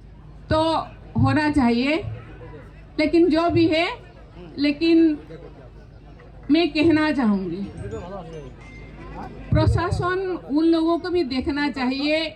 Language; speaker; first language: Hindi; non-native, local second language; Santali